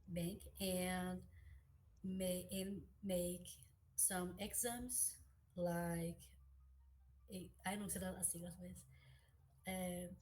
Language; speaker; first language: English; non-native, learner; Portuguese